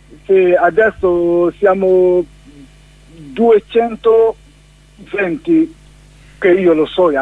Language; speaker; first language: Italian; non-native, learner; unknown